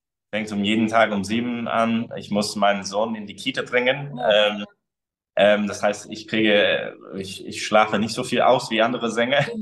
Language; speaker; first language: German; early bilingual, other home language; English